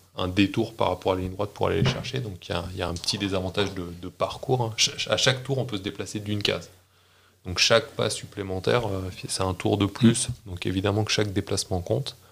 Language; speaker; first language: French; native; French